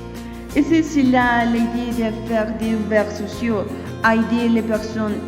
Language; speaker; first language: French; non-native, learner; Spanish